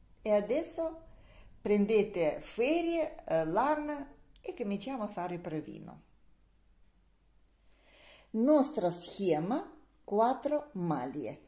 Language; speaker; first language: Italian; non-native, learner; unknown